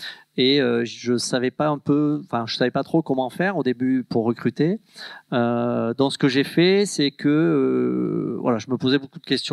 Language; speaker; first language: French; native; French